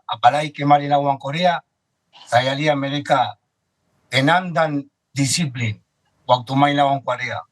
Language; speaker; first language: Indonesian; non-native, fluent; Spanish